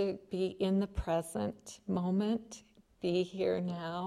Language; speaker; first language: English; native; English